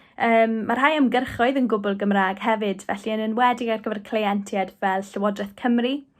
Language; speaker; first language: Welsh; non-native, local second language; English